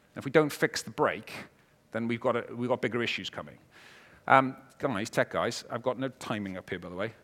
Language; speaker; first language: English; native; English